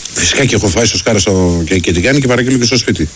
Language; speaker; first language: Greek; native; Greek